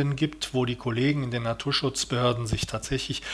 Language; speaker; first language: German; native; German